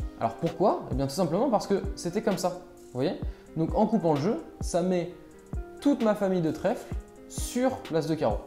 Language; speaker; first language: French; native; French